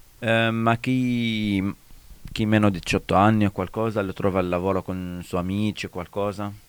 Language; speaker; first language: Italian; non-native, learner; Arabic